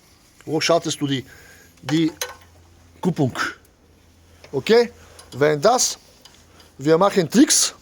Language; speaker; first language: German; non-native, learner; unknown